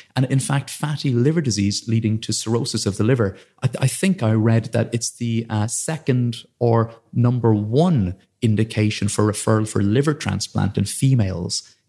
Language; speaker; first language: English; native; English